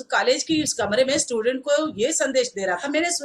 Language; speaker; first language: Hindi; non-native, local second language; Telugu